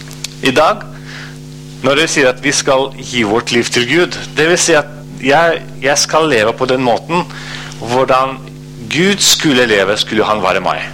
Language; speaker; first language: Norwegian; non-native, fluent; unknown